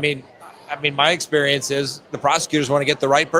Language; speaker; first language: English; native; English